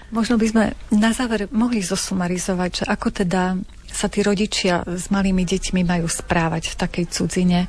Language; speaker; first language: Slovak; native; Slovak